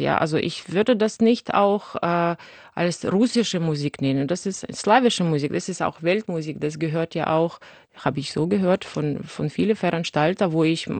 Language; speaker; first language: German; non-native, fluent; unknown